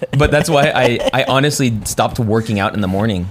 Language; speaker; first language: English; early bilingual, other home language; Filipino